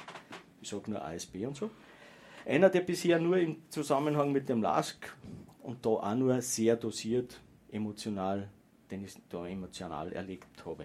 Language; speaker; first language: German; native; German